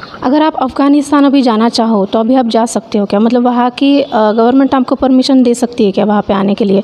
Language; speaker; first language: Hindi; non-native, local second language; Marathi